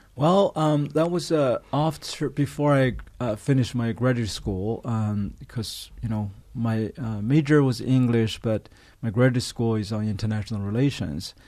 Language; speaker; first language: English; non-native, fluent; Chinese